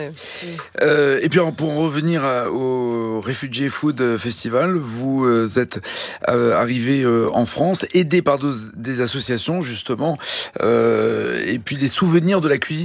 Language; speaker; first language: French; native; French